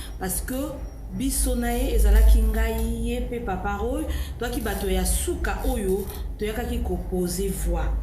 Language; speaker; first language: Lingala; native; Lingala